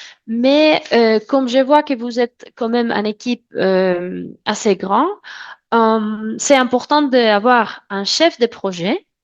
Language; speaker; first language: French; non-native, fluent; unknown